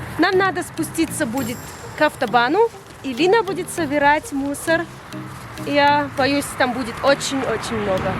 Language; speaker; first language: Russian; early bilingual, heritage; Russian